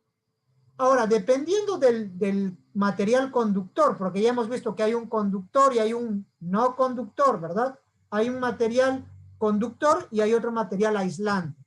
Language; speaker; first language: Spanish; native; Spanish